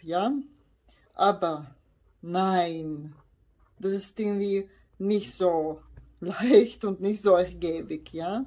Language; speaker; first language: German; non-native, learner; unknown